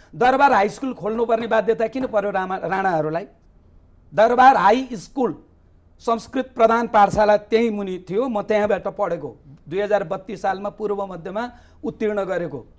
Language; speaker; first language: Nepali; native; Nepali